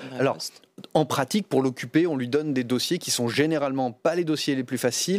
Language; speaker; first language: French; native; French